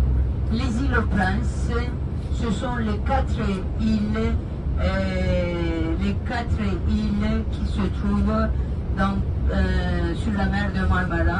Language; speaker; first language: French; non-native, fluent; Turkish